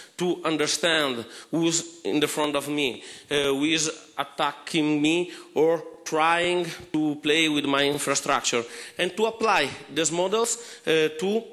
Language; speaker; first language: English; non-native, fluent; Italian